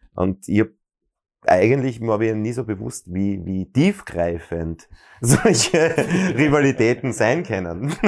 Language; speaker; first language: German; native; German